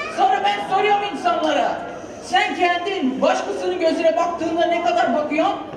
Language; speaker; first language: Turkish; early bilingual, heritage; Turkish